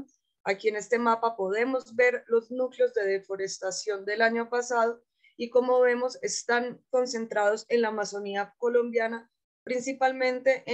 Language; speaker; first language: Spanish; native; Spanish